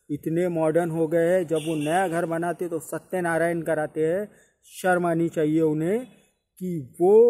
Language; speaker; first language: Hindi; native; Hindi